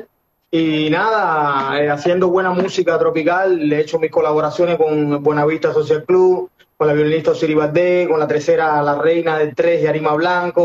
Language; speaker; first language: Spanish; native; Spanish